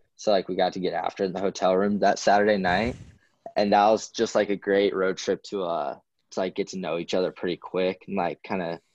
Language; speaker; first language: English; native; English